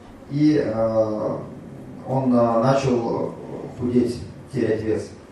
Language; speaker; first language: Russian; native; Russian